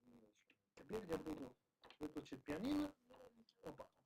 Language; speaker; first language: Russian; non-native, learner; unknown